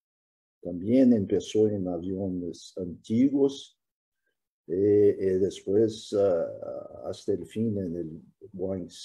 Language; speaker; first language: Spanish; non-native, fluent; Portuguese